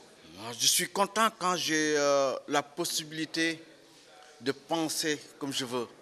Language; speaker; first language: French; non-native, local second language; Wolof